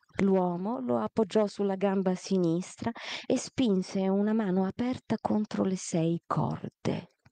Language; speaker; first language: Italian; early bilingual, other home language; Amharic